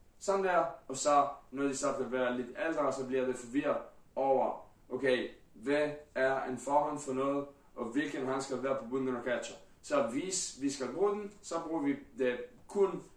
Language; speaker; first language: Danish; non-native, fluent; Spanish